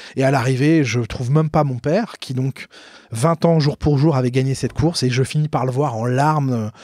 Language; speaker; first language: French; native; French